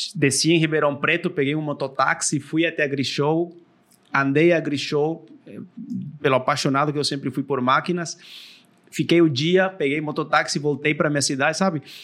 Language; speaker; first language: Portuguese; non-native, fluent; Spanish